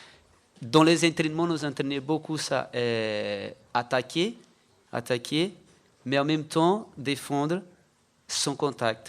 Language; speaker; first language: French; non-native, fluent; Portuguese